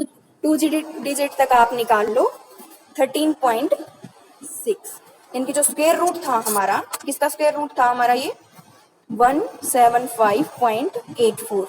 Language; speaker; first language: Hindi; native; Hindi